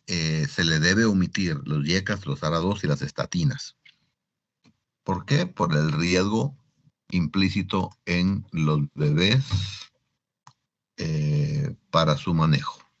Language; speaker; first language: Spanish; native; Spanish